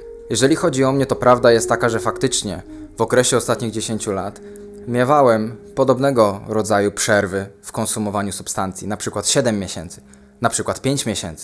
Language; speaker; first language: Polish; native; Polish